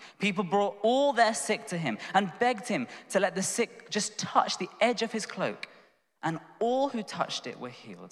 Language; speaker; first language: English; native; English